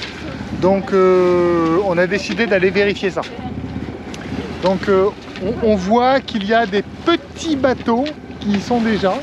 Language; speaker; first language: French; native; French